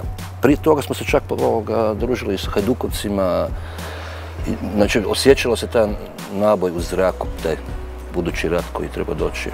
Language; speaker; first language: Croatian; native; Croatian